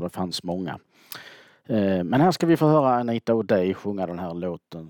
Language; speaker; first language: Swedish; native; Swedish